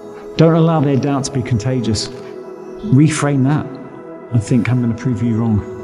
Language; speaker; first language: English; native; English